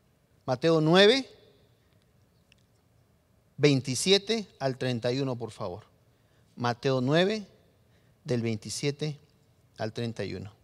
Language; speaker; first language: Spanish; native; Spanish